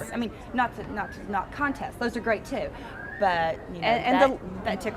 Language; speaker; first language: English; native; English